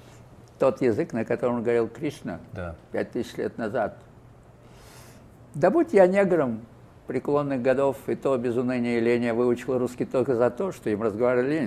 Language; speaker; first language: Russian; native; Russian